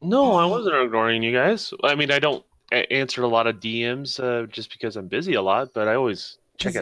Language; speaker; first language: English; native; English